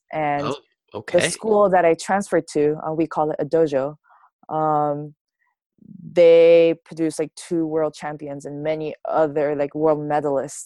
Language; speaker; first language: English; native; English